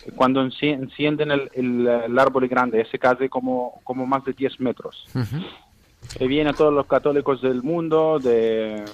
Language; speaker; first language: Spanish; non-native, learner; Arabic